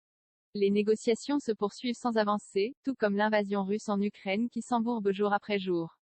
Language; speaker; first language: French; native; French